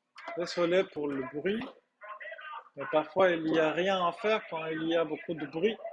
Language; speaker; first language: French; non-native, fluent; Spanish